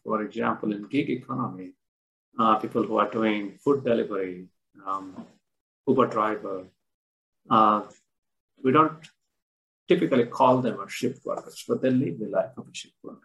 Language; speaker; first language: English; non-native, local second language; Odia